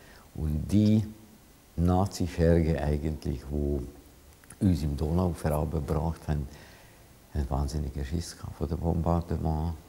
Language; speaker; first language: German; non-native, fluent; Hungarian